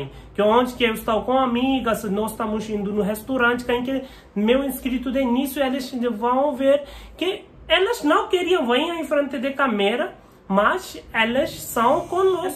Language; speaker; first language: Portuguese; non-native, learner; Hindi